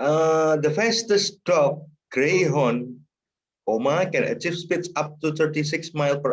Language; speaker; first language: English; non-native, fluent; Indonesian